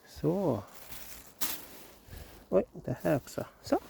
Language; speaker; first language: Swedish; non-native, learner; Thai